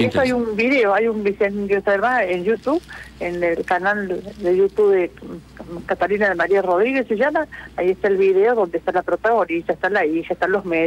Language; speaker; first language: Spanish; native; Spanish